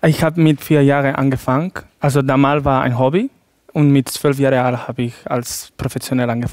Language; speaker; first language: German; non-native, learner; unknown